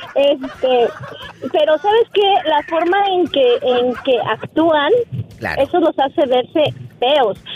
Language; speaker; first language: Spanish; native; Spanish